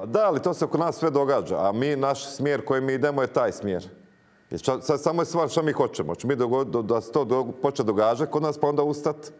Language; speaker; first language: Croatian; native; Croatian